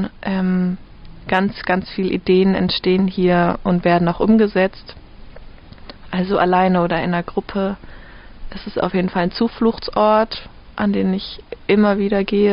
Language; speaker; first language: German; native; German